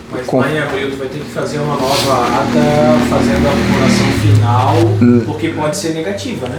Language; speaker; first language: Portuguese; native; Portuguese